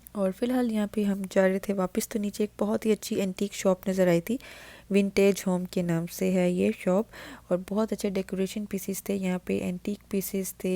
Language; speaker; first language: Urdu; native; Urdu